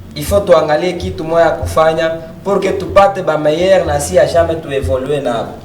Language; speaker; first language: French; non-native, local second language; Swahili